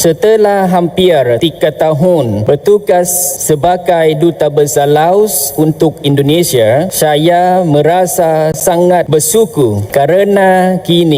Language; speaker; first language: Indonesian; non-native, fluent; Lao